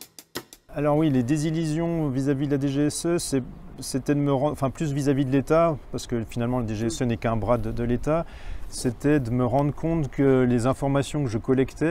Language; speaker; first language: French; native; French